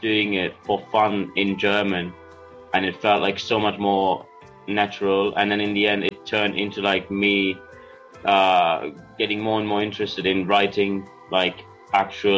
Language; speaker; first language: English; non-native, fluent; German